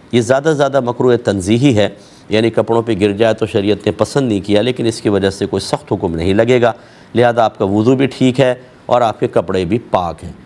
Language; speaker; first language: Urdu; native; Urdu